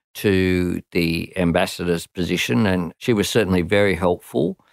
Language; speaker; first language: English; early bilingual, other home language; Italian